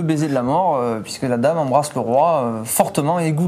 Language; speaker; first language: French; native; French